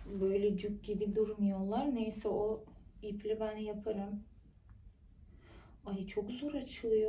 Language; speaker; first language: Turkish; non-native, fluent; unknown